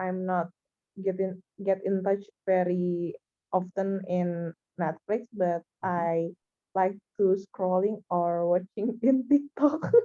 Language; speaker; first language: English; non-native, learner; Indonesian